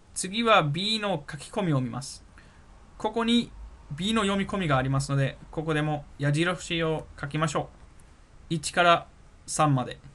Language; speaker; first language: Japanese; non-native, fluent; German